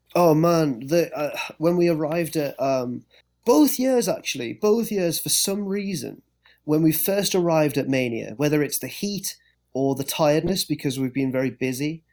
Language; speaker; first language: English; native; English